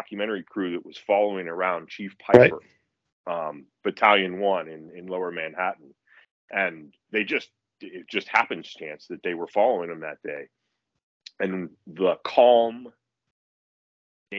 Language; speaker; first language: English; native; English